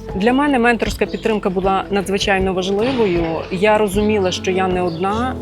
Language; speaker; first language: Ukrainian; native; Ukrainian